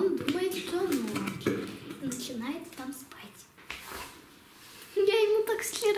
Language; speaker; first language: Russian; non-native, local second language; Lithuanian